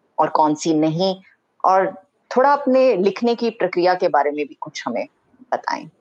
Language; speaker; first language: Hindi; native; Hindi